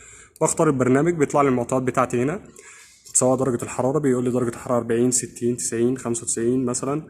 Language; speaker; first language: Arabic; native; Arabic